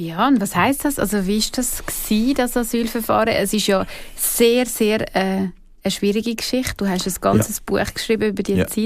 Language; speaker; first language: German; native; German